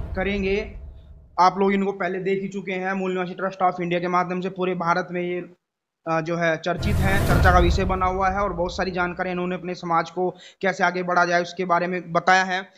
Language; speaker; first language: Hindi; native; Hindi